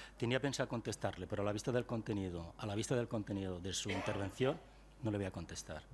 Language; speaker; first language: Spanish; non-native, local second language; Catalan